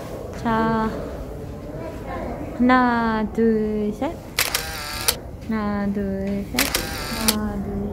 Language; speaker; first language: Korean; non-native, learner; Filipino